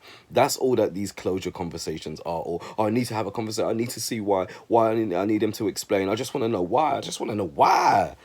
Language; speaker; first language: English; native; English